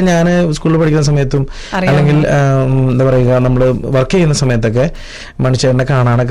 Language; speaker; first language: Malayalam; native; Malayalam